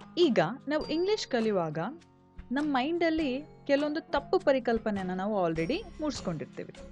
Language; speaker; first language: Kannada; non-native, local second language; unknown